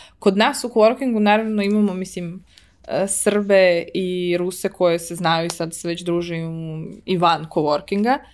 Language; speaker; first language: Serbian; early bilingual, heritage; Serbian